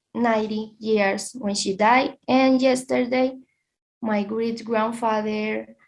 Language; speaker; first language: English; non-native, learner; Spanish